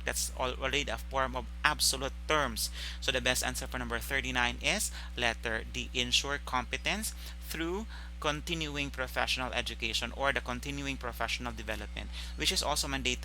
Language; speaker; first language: English; non-native, local second language; Filipino